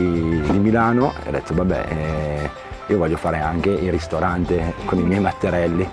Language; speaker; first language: Italian; native; Italian